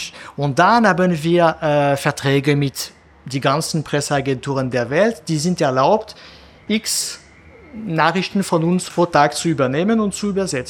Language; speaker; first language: German; non-native, fluent; French